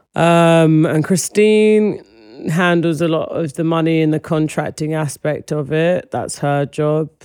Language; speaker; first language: English; native; English